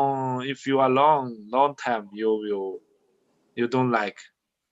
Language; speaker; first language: English; non-native, learner; Chinese